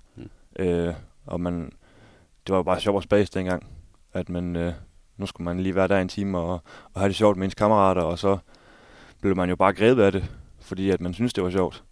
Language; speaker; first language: Danish; native; Danish